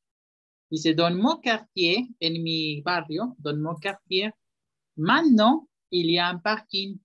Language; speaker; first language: French; non-native, fluent; Spanish